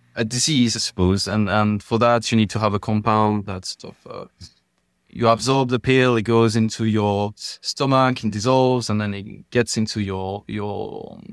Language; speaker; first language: English; non-native, fluent; French